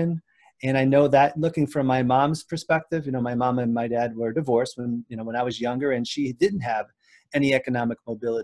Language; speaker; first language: English; native; English